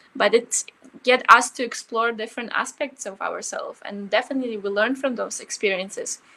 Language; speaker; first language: English; early bilingual, other home language; Ukrainian